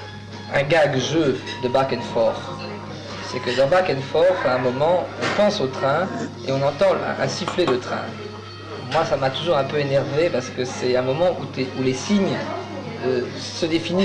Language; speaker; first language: French; native; French